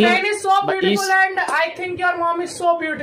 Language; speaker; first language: English; non-native, local second language; Hindi